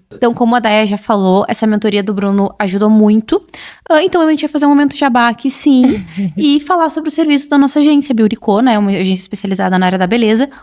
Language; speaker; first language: Portuguese; native; Portuguese